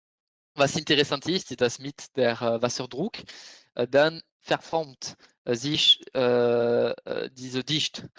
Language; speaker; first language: German; non-native, fluent; French